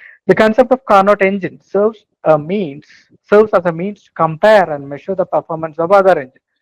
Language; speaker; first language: English; non-native, local second language; Malayalam